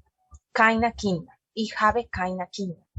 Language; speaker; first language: German; non-native, learner; Spanish